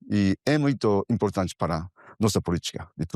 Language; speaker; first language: Portuguese; non-native, fluent; Japanese